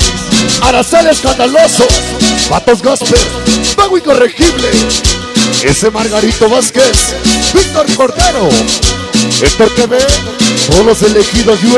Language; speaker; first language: Spanish; native; Spanish